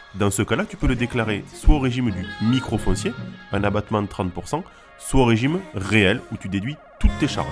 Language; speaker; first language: French; native; French